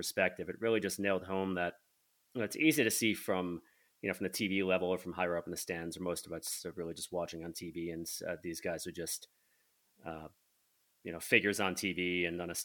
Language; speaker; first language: English; native; English